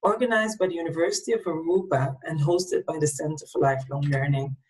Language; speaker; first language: English; non-native, local second language; Papiamento